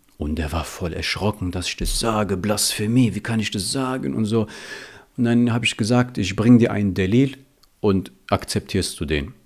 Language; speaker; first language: German; early bilingual, other home language; Riffian